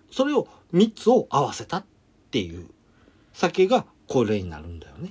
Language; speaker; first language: Japanese; native; Japanese